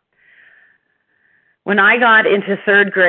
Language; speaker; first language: English; native; English